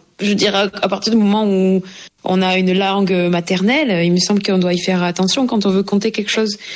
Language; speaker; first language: French; native; French